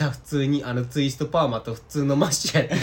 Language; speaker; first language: Japanese; native; Japanese